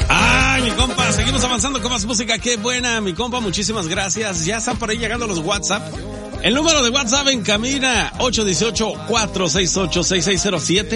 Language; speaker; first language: Spanish; native; Spanish